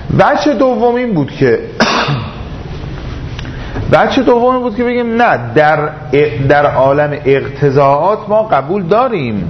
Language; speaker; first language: Persian; native; Persian